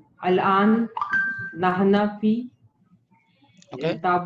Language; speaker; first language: Arabic; non-native, learner; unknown